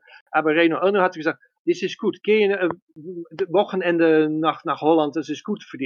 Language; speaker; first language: German; non-native, learner; Dutch